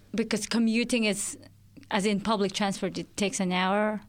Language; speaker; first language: English; non-native, local second language; Filipino